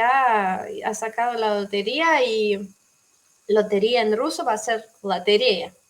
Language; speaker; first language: Spanish; non-native, fluent; Russian